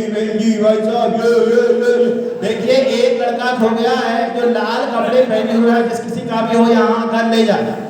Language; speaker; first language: Hindi; native; Hindi